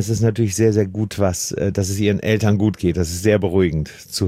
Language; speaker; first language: German; native; German